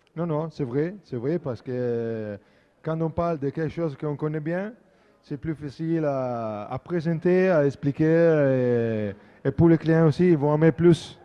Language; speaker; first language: French; non-native, fluent; Italian